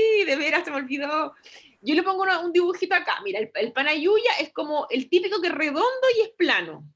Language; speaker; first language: Spanish; native; Spanish